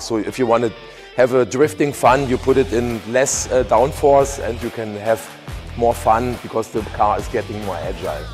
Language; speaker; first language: English; non-native, fluent; German